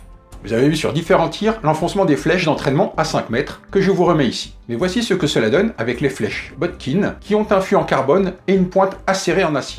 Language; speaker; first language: French; native; French